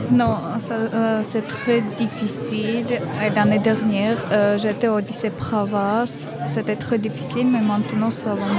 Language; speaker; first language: French; non-native, learner; Armenian